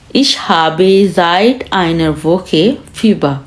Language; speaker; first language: German; non-native, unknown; Hindi